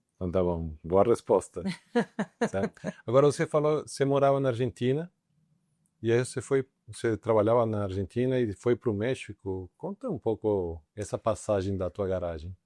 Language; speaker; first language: Portuguese; native; Portuguese